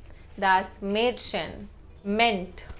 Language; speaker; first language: German; non-native, fluent; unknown